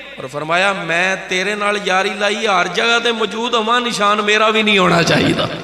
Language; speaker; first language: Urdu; non-native, local second language; Punjabi